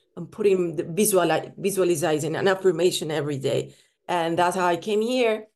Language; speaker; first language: English; non-native, fluent; Spanish